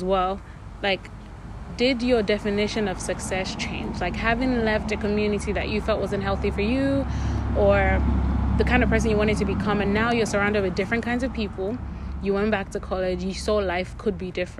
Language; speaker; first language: English; non-native, local second language; Yoruba